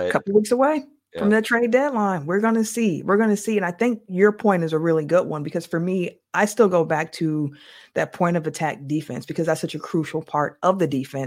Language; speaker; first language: English; native; English